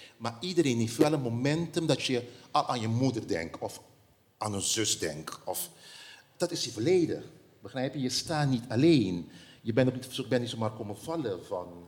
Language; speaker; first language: Dutch; non-native, local second language; Papiamento